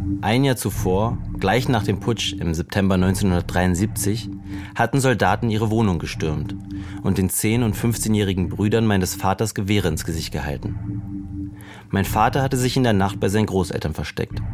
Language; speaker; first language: German; native; German